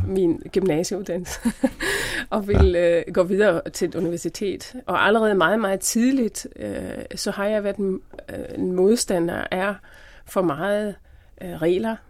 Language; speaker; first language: Danish; non-native, fluent; German